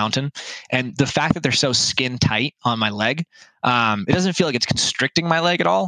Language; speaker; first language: English; native; English